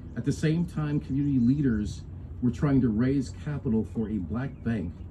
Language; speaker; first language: English; native; English